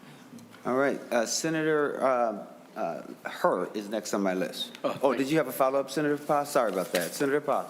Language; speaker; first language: English; native; English